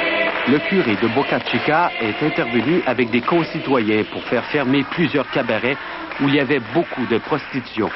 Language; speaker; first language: French; native; French